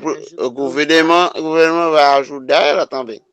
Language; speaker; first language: Portuguese; non-native, learner; Haitian Creole